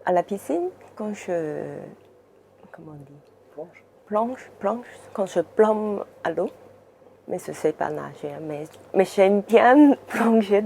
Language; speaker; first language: French; non-native, learner; Cantonese